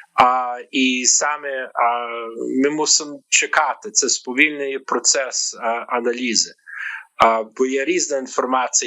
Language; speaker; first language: Ukrainian; early bilingual, heritage; Ukrainian